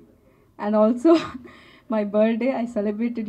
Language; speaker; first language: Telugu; non-native, learner; Tamil